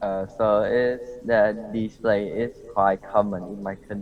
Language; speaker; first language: English; non-native, learner; Vietnamese